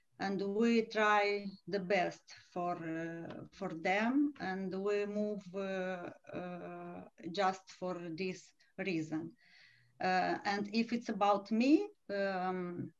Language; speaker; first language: English; non-native, learner; Romanian